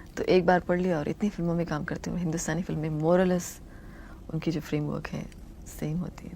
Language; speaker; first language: Hindi; non-native, local second language; Tamil